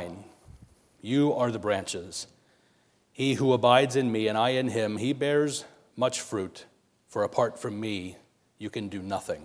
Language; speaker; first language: English; native; English